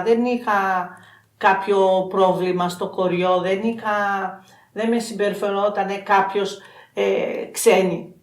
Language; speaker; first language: Greek; non-native, fluent; Albanian